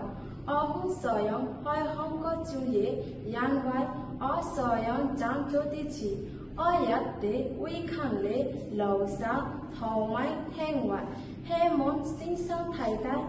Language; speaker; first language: Cantonese; non-native, learner; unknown